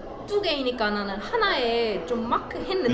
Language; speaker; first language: Korean; non-native, learner; German